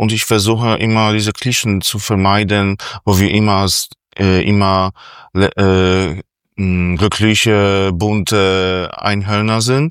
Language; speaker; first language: German; non-native, fluent; Polish